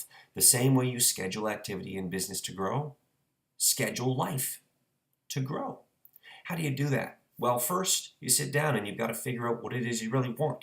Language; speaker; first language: English; native; English